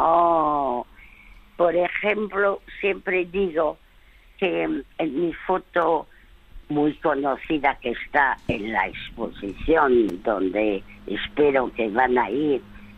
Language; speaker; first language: Spanish; early bilingual, other home language; French